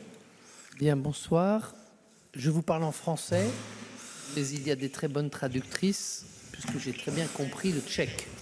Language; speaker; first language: French; native; French